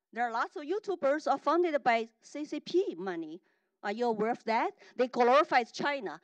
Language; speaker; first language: English; non-native, fluent; Chinese